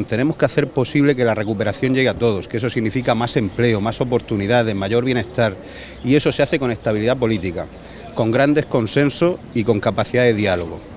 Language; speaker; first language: Spanish; native; Spanish